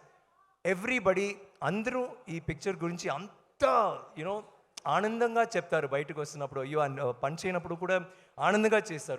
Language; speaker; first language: Telugu; non-native, learner; Tamil